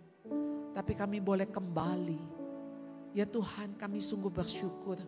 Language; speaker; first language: Indonesian; native; Indonesian